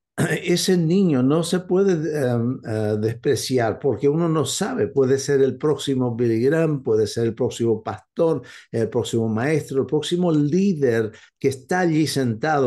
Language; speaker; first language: Spanish; non-native, fluent; English